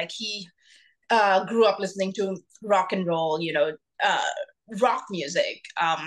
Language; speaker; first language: English; non-native, local second language; Bangla